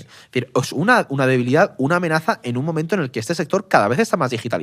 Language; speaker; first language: Spanish; native; Spanish